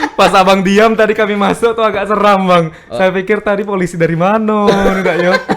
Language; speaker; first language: Indonesian; native; Indonesian